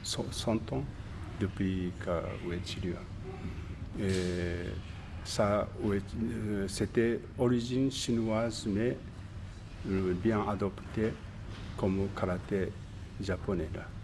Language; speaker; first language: French; non-native, learner; Japanese